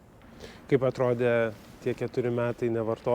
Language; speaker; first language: Lithuanian; native; Lithuanian